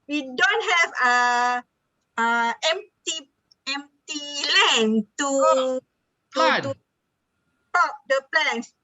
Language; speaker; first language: English; non-native, learner; Malay